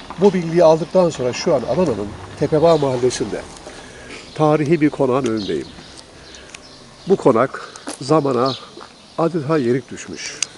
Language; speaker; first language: Turkish; native; Turkish